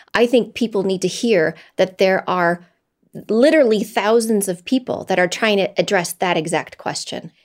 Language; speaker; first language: English; native; English